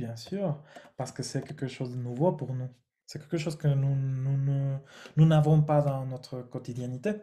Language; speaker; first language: French; non-native, fluent; Spanish